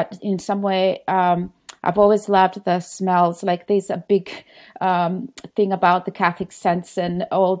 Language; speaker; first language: English; non-native, local second language; Ganda